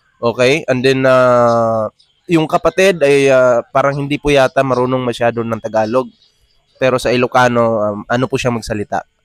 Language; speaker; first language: Filipino; native; Filipino